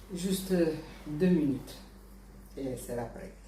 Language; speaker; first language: French; non-native, fluent; Italian